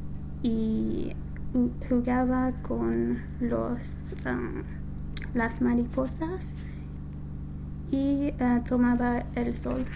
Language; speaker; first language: Spanish; non-native, learner; English